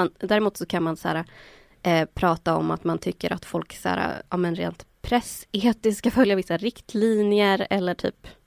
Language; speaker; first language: Swedish; native; Swedish